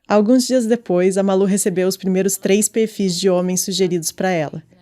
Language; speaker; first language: Portuguese; native; Portuguese